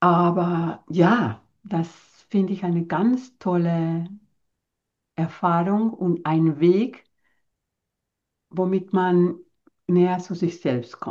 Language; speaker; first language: German; non-native, fluent; Spanish